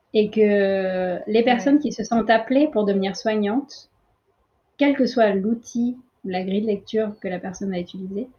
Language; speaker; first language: French; early bilingual, other home language; Tamil